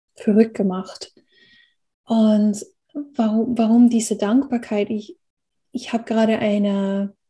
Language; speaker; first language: German; non-native, fluent; English